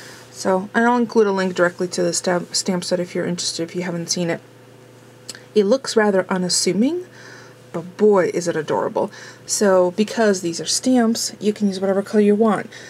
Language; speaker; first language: English; early bilingual, other home language; Russian